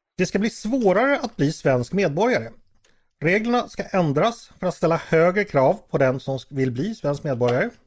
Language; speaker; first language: Swedish; native; Swedish